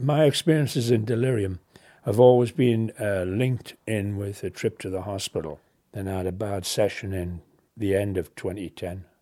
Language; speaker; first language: English; native; English